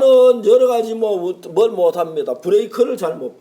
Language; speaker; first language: Korean; native; Korean